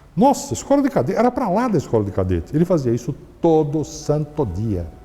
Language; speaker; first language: Portuguese; native; Portuguese